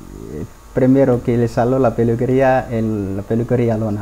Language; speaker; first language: Spanish; non-native, learner; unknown